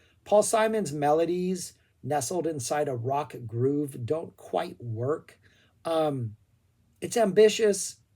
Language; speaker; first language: English; native; English